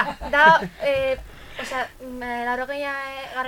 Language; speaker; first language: Basque; non-native, local second language; Spanish